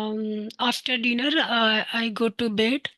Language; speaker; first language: English; non-native, learner; Hindi